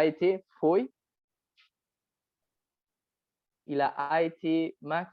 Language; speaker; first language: French; non-native, learner; Spanish